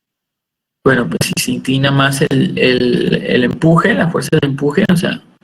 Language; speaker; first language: Spanish; native; Spanish